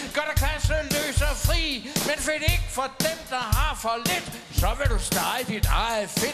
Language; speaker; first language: Danish; native; Danish